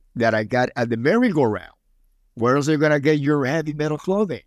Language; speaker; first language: English; early bilingual, other home language; Spanish